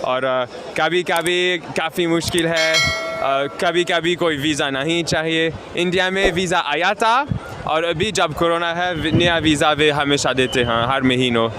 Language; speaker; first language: Hindi; non-native, learner; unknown